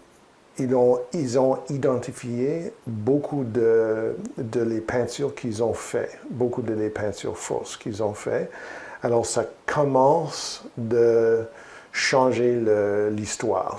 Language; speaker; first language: French; non-native, learner; English